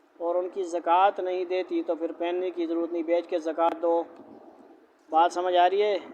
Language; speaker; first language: Urdu; non-native, local second language; Punjabi